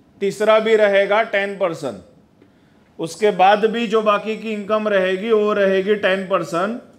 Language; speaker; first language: Hindi; non-native, local second language; Gujarati